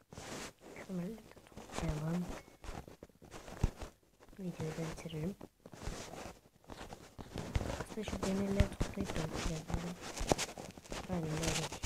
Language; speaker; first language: Turkish; native; Turkish